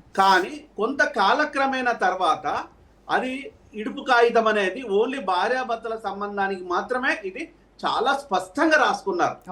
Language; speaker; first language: Telugu; native; Telugu